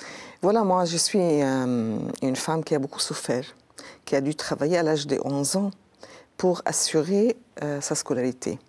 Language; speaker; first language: French; non-native, local second language; Arabic